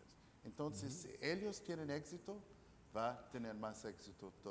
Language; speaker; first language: Spanish; non-native, fluent; English